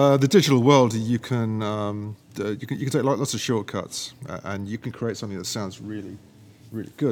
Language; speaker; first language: English; native; English